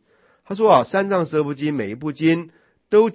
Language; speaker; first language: Chinese; native; Chinese